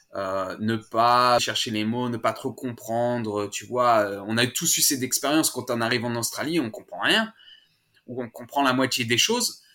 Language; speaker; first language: French; native; French